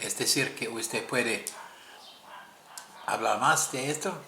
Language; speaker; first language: Spanish; non-native, fluent; English